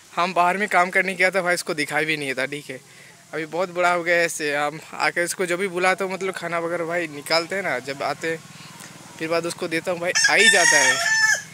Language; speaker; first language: Hindi; non-native, local second language; Bangla